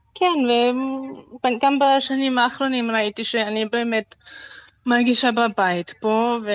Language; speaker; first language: Hebrew; non-native, fluent; German